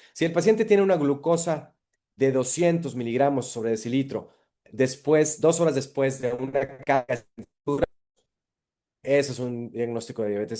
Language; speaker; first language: Spanish; native; Spanish